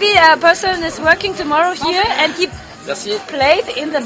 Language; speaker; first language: English; non-native, learner; German